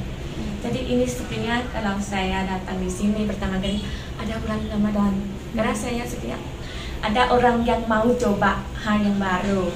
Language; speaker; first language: Indonesian; non-native, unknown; Thai